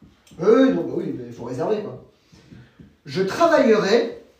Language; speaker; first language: French; native; French